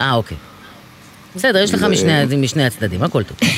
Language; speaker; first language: Hebrew; native; Hebrew